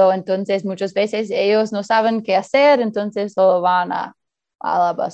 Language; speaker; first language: Spanish; early bilingual, heritage; Spanish